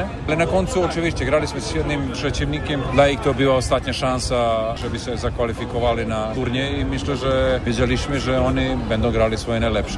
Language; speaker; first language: Polish; non-native, learner; Serbian